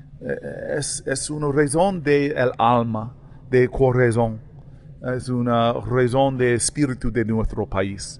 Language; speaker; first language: Spanish; non-native, learner; English